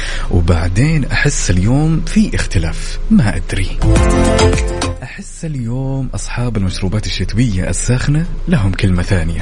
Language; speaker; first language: Arabic; native; Arabic